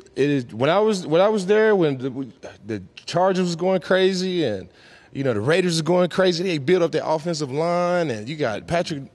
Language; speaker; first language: English; native; English